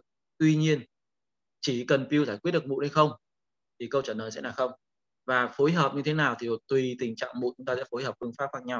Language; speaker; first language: Vietnamese; native; Vietnamese